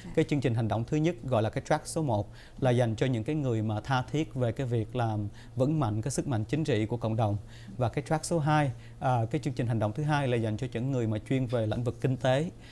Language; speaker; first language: Vietnamese; early bilingual, heritage; Vietnamese